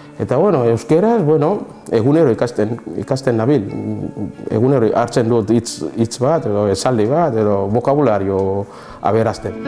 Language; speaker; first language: Basque; non-native, learner; Portuguese